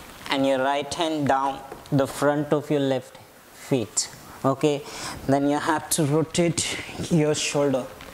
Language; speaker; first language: English; non-native, local second language; Hindi